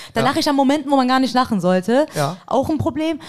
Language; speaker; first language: German; early bilingual, other home language; Persian